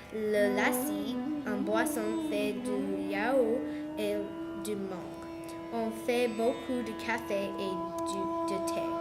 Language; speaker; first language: French; non-native, learner; English